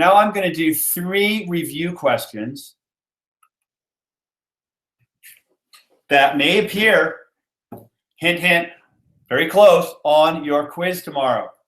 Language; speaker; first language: English; native; English